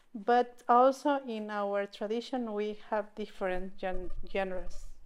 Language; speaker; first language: English; non-native, learner; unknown